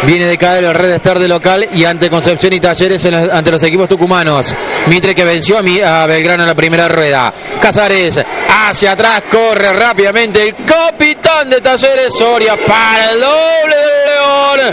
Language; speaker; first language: Spanish; native; Spanish